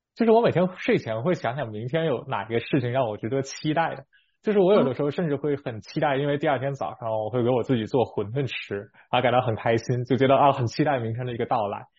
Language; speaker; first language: Chinese; native; Chinese